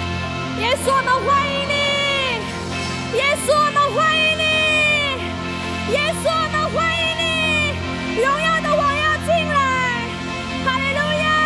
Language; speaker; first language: Chinese; native; Chinese